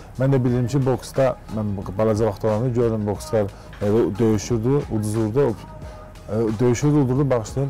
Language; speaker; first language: Azerbaijani; early bilingual, heritage; Azerbaijani